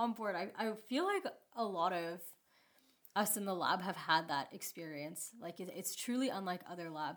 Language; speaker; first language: English; native; English